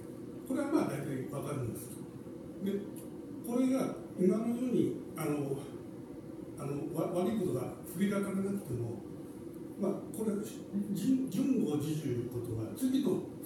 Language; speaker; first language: Japanese; native; Japanese